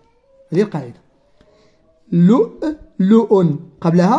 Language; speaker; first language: Arabic; native; Arabic